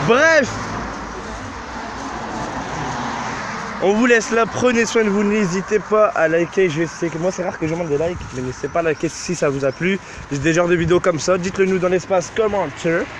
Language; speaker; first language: French; native; French